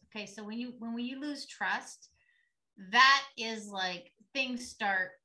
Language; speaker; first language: English; native; English